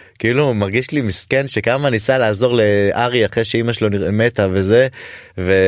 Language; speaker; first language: Hebrew; native; Hebrew